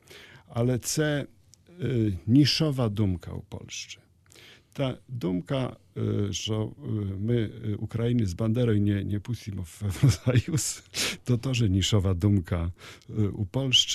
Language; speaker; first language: Ukrainian; non-native, learner; Polish